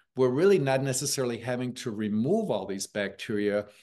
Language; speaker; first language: English; early bilingual, other home language; German